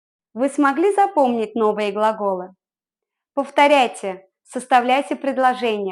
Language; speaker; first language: Russian; non-native, fluent; Azerbaijani